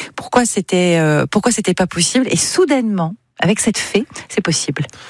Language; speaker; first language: French; native; French